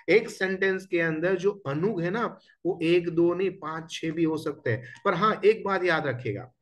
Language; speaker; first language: Hindi; non-native, local second language; Gujarati